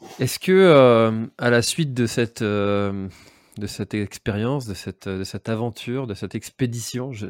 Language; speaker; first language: French; native; French